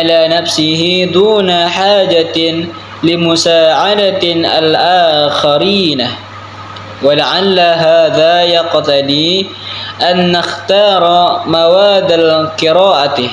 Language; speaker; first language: Arabic; non-native, learner; Indonesian